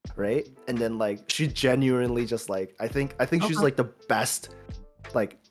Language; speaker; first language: English; early bilingual, other home language; Chinese